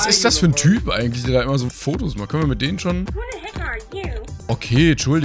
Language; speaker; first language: German; native; German